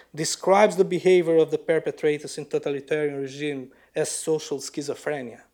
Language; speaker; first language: English; non-native, fluent; Albanian